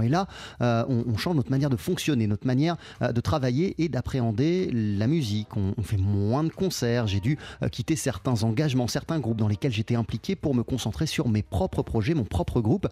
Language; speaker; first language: French; native; French